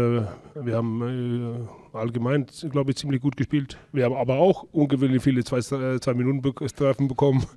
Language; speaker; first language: German; non-native, fluent; Icelandic